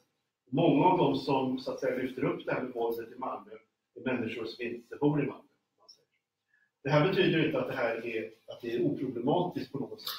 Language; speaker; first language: Swedish; native; Swedish